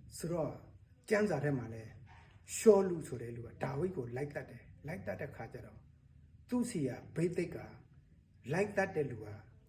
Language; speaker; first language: Burmese; non-native, local second language; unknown